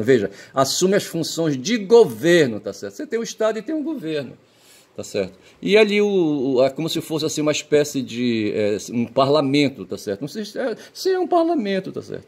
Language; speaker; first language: Portuguese; native; Portuguese